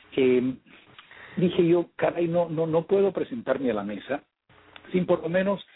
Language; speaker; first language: Spanish; early bilingual, heritage; Spanish